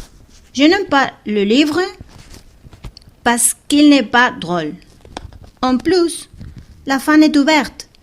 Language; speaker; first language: French; non-native, learner; Spanish